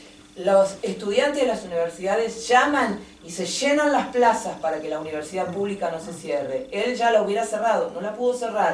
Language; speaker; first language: Spanish; native; Spanish